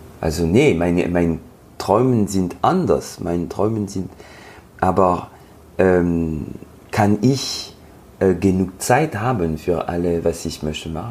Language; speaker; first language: German; non-native, learner; French